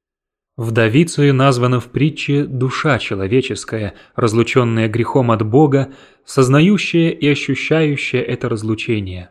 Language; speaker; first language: Russian; native; Russian